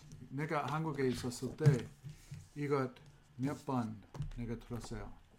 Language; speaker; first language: Korean; non-native, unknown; English